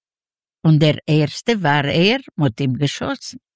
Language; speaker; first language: German; non-native, learner; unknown